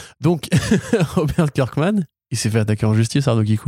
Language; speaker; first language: French; native; French